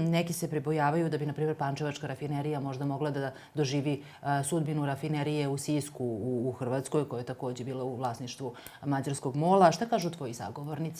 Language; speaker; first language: Serbian; native; Serbian